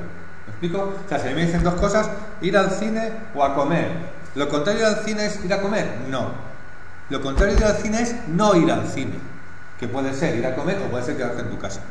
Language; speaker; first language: Spanish; native; Spanish